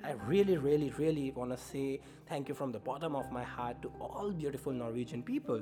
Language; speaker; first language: English; non-native, local second language; Hindi